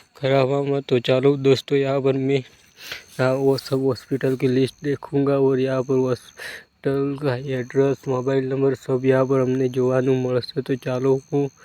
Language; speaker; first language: Hindi; non-native, local second language; Gujarati